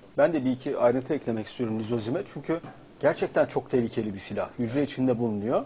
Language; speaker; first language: Turkish; native; Turkish